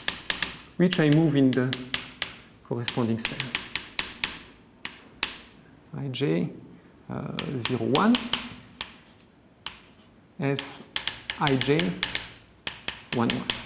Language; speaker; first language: English; non-native, fluent; French